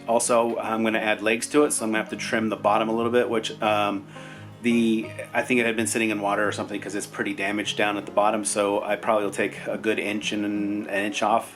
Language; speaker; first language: English; native; English